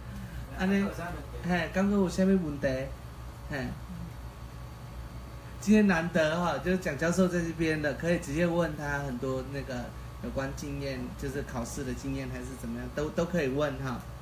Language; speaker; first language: Vietnamese; non-native, fluent; Chinese